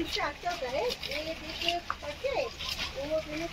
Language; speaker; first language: Hindi; non-native, local second language; Bangla